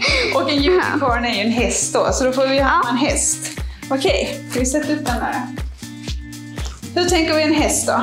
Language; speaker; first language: Swedish; native; Swedish